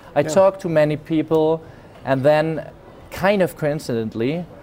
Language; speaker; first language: English; non-native, fluent; German